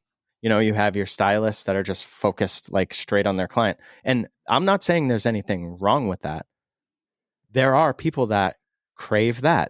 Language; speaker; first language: English; native; English